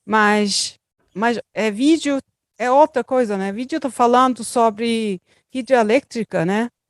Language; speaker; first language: Portuguese; non-native, learner; Turkish